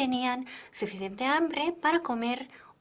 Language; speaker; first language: Spanish; non-native, fluent; English